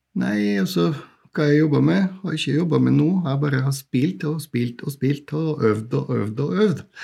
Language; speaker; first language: Norwegian; non-native, fluent; Bulgarian